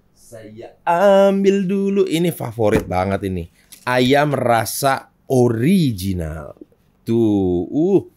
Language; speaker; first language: Indonesian; native; Indonesian